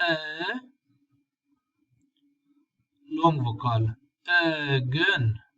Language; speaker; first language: Swedish; non-native, fluent; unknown